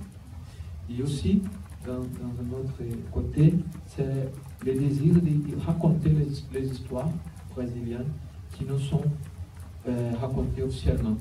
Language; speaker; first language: French; non-native, learner; Portuguese